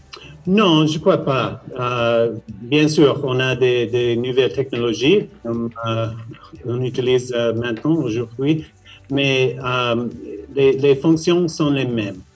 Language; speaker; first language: French; non-native, fluent; English